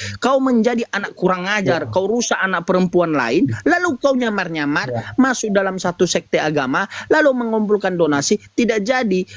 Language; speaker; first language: Indonesian; non-native, local second language; Nias